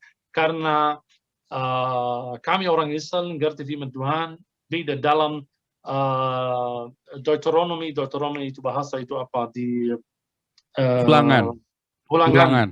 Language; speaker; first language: Indonesian; non-native, fluent; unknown